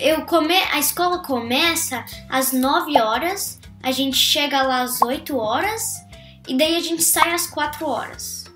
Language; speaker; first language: Portuguese; early bilingual, heritage; Portuguese